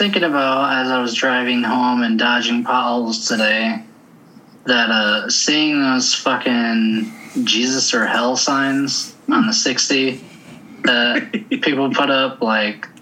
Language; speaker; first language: English; native; English